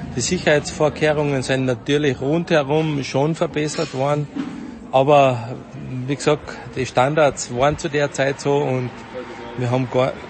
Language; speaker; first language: German; native; German